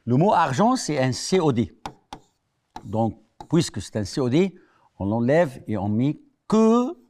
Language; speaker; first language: French; non-native, fluent; Arabic